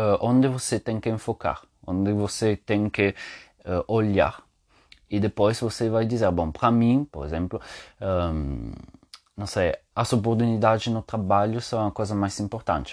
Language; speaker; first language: Portuguese; non-native, learner; Spanish